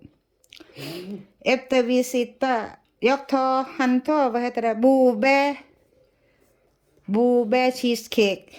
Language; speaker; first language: Swedish; non-native, learner; Thai